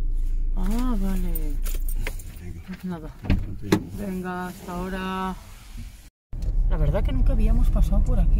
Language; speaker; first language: Spanish; native; Spanish